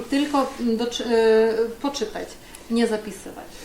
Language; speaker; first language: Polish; non-native, fluent; Ukrainian